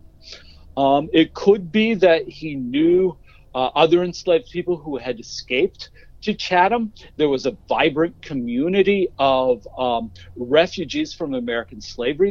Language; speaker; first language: English; native; English